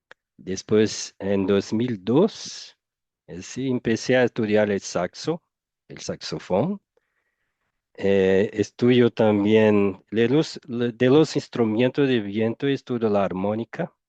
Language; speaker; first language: Spanish; non-native, fluent; Portuguese